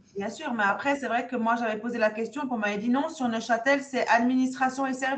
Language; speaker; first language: French; native; French